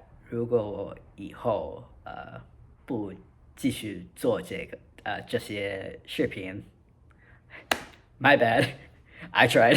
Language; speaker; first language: Chinese; non-native, learner; English